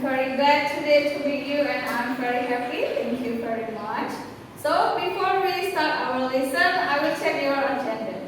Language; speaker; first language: English; non-native, fluent; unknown